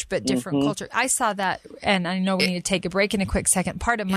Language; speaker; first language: English; native; English